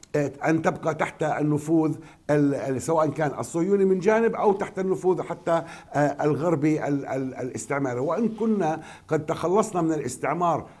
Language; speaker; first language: Arabic; native; Arabic